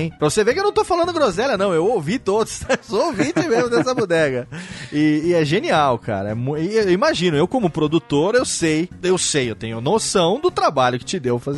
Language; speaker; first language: Portuguese; native; Portuguese